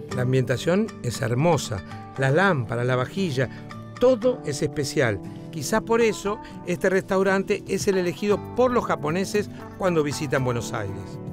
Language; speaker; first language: Spanish; native; Spanish